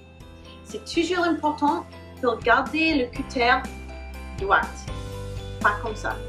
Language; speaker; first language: French; non-native, learner; English